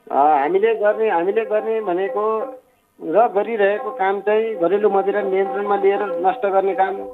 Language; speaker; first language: Nepali; native; Nepali